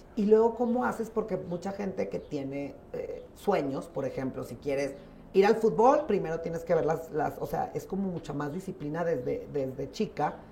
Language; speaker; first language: Spanish; native; Spanish